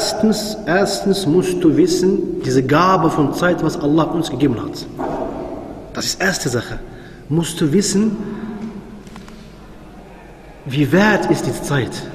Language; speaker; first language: German; non-native, fluent; Arabic